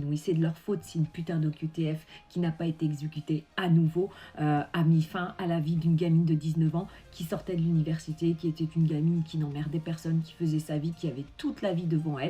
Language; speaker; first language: French; native; French